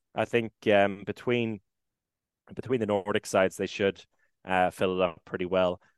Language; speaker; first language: English; native; English